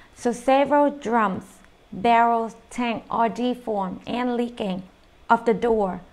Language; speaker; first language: English; non-native, fluent; Vietnamese